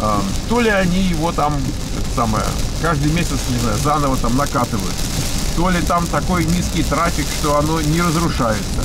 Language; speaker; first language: Russian; native; Russian